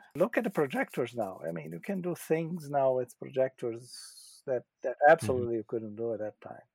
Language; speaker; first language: English; non-native, fluent; Portuguese